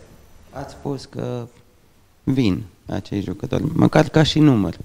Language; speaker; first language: Romanian; native; Romanian